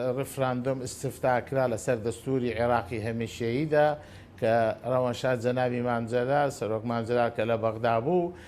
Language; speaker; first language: Central Kurdish; non-native, local second language; Azerbaijani